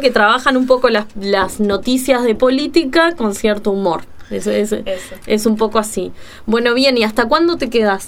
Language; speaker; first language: Spanish; native; Spanish